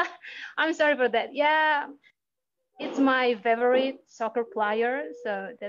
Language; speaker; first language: English; non-native, learner; Indonesian